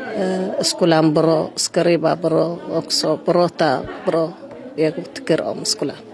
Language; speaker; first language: Swedish; non-native, learner; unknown